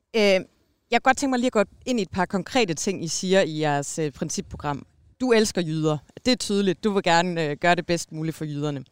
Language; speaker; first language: Danish; native; Danish